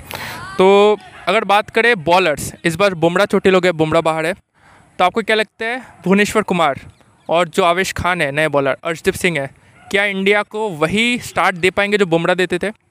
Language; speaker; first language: Hindi; native; Hindi